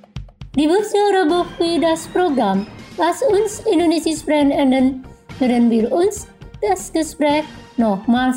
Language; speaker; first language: German; non-native, fluent; Indonesian